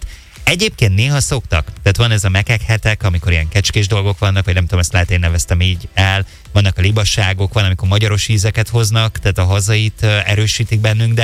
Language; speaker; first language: Hungarian; native; Hungarian